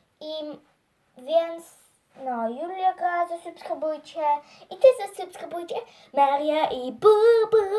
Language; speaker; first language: Polish; early bilingual, heritage; Polish